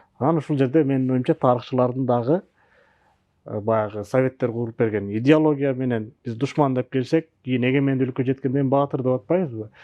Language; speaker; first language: Kyrgyz; native; Kyrgyz